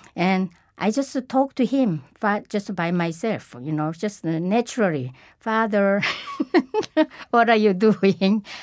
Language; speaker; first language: English; non-native, fluent; Korean